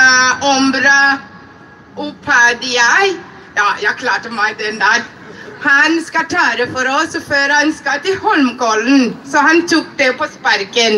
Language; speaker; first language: Norwegian; non-native, fluent; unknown